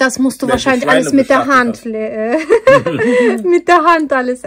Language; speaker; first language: German; non-native, fluent; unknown